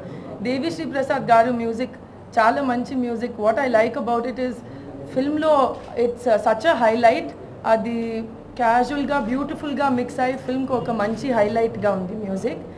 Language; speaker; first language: Telugu; non-native, local second language; Tamil